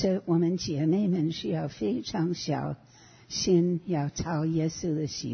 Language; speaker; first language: Chinese; non-native, fluent; English